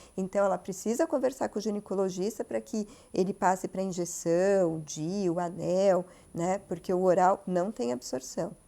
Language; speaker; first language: Portuguese; native; Portuguese